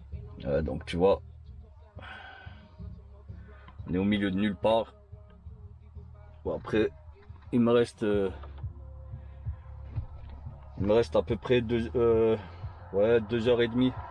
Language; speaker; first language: French; native; French